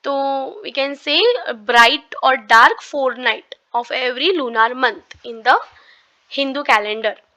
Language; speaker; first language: Hindi; non-native, local second language; Marathi